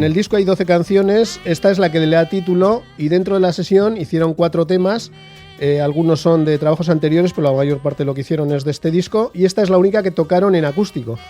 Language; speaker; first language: Spanish; native; Spanish